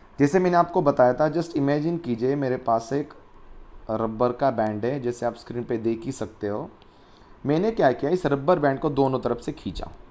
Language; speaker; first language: Hindi; non-native, local second language; Marathi